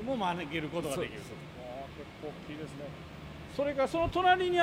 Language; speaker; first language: Japanese; native; Japanese